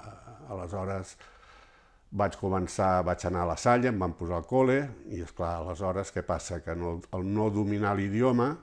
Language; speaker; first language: Catalan; early bilingual, heritage; Catalan